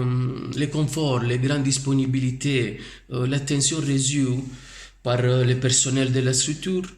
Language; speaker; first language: French; non-native, learner; Italian